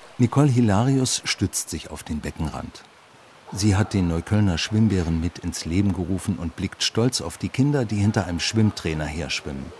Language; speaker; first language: German; native; German